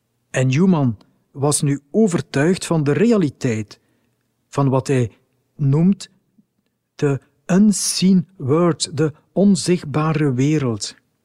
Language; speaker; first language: Dutch; native; Dutch